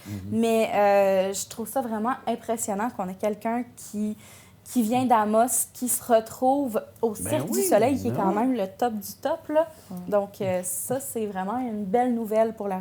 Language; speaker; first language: French; native; French